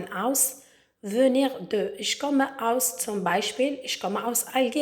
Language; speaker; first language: German; non-native, learner; Arabic